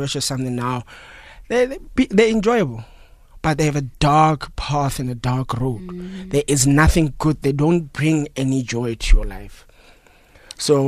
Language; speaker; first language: English; non-native, local second language; Northern Sotho